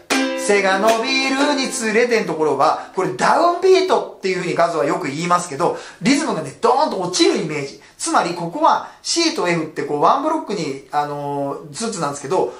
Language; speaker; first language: Japanese; native; Japanese